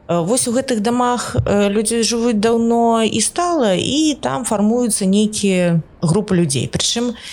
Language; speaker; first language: Belarusian; non-native, local second language; Russian